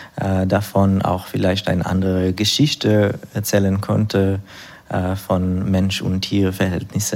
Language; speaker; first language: German; non-native, fluent; Hebrew